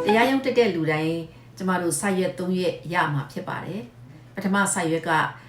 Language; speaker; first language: Burmese; native; Burmese